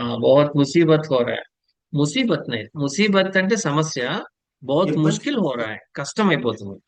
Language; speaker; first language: Hindi; non-native, local second language; Telugu